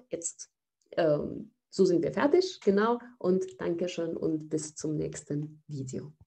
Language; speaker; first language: German; non-native, fluent; Arabic